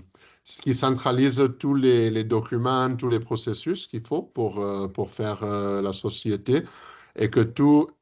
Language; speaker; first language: French; early bilingual, heritage; English